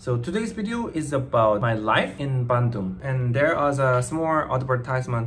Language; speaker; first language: English; non-native, learner; Korean